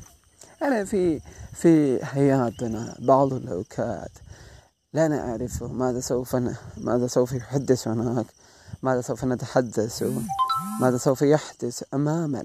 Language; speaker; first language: Arabic; non-native, learner; Malay